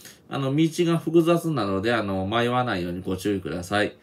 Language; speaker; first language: Japanese; native; Japanese